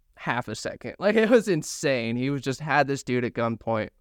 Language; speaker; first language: English; native; English